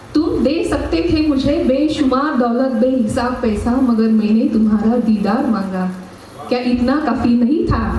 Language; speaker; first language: Hindi; non-native, local second language; Marathi